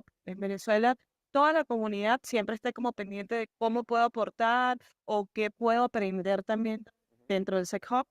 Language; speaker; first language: Spanish; native; Spanish